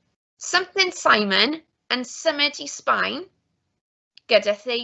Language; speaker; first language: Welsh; non-native, local second language; English